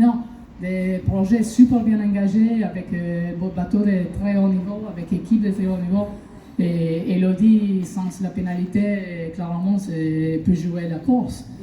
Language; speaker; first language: French; non-native, learner; Italian